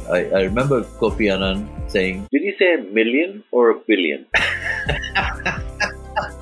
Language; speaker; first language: English; non-native, local second language; Urdu